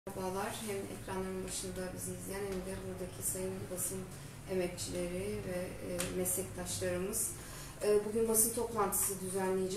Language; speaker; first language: Turkish; native; Turkish